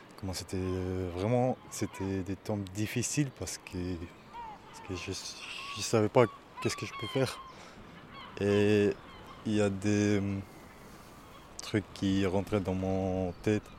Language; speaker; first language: French; non-native, learner; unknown